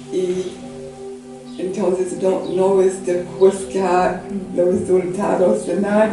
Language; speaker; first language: Spanish; non-native, learner; English